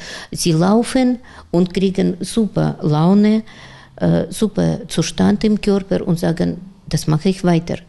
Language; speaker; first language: German; non-native, learner; Russian